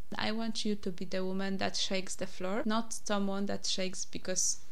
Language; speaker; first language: English; non-native, fluent; Polish